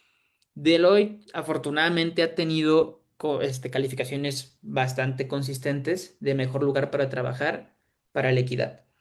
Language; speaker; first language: Spanish; native; Spanish